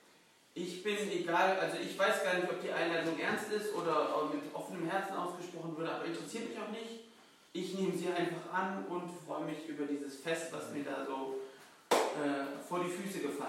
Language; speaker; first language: German; native; German